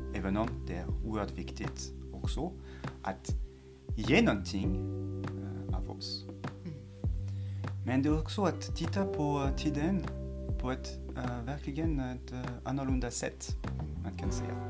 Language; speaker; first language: Swedish; non-native, fluent; French